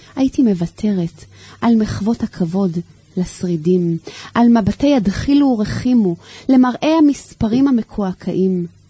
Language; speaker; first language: Hebrew; native; Hebrew